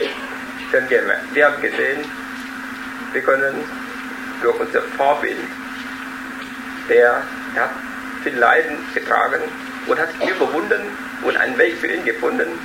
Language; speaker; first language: German; non-native, learner; Vietnamese